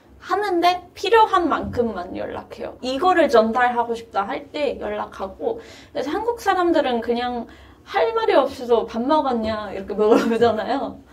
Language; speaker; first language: Korean; non-native, fluent; Japanese